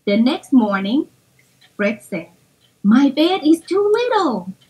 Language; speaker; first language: English; non-native, fluent; Thai